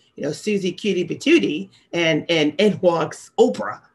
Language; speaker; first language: English; native; English